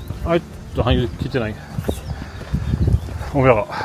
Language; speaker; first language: Japanese; non-native, learner; French